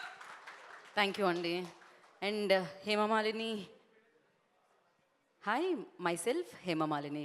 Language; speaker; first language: Telugu; native; Telugu